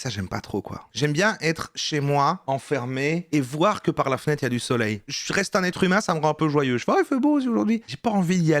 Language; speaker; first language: French; native; French